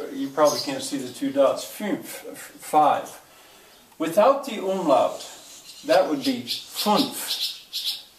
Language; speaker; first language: English; native; English